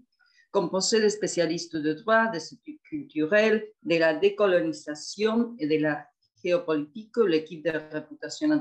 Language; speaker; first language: French; non-native, fluent; Spanish